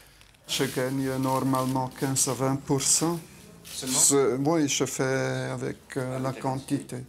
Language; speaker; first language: French; non-native, learner; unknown